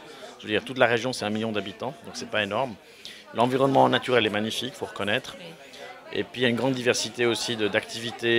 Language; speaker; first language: French; native; French